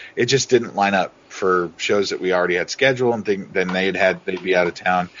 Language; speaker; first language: English; native; English